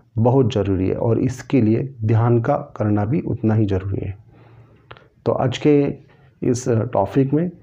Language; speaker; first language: Hindi; non-native, local second language; Marathi